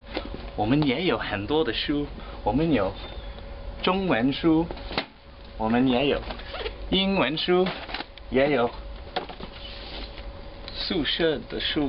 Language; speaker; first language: Chinese; non-native, learner; English